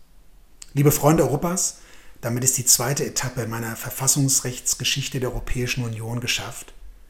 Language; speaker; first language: German; native; German